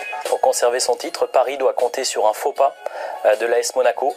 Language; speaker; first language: French; native; French